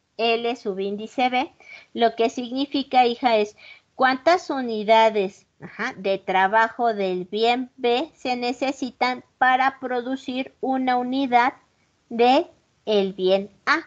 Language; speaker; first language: Spanish; native; Spanish